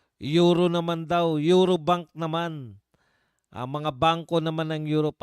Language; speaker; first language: Filipino; native; Filipino